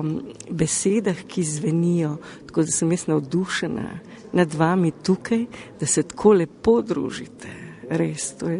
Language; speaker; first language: Slovenian; early bilingual, other home language; Macedonian